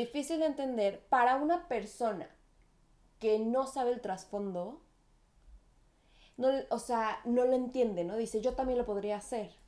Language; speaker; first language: Spanish; native; Spanish